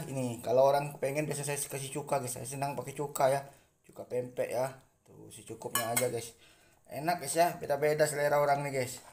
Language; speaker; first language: Indonesian; non-native, local second language; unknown